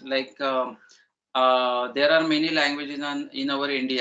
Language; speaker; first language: English; non-native, learner; Marathi